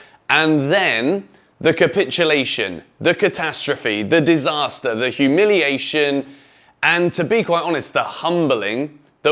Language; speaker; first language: English; native; English